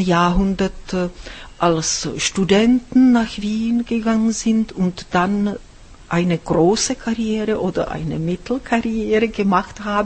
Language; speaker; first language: German; non-native, fluent; Czech